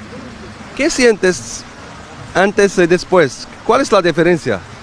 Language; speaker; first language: Spanish; non-native, learner; Arabic